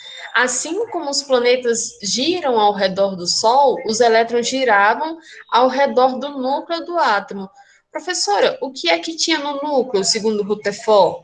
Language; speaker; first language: Portuguese; native; Portuguese